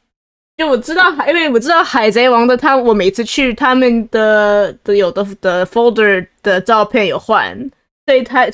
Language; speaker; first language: Chinese; early bilingual, heritage; Chinese